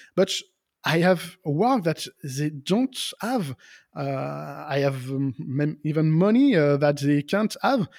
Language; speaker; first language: English; non-native, learner; French